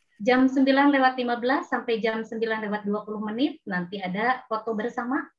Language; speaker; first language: Indonesian; native; Indonesian